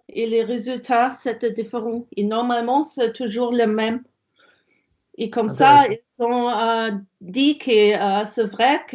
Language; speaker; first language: French; non-native, learner; German